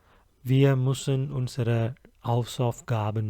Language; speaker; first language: German; non-native, fluent; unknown